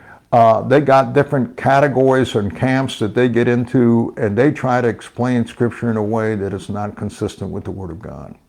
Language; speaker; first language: English; native; English